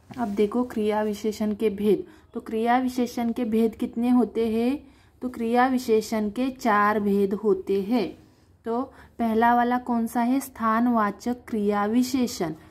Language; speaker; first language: Hindi; non-native, local second language; Marathi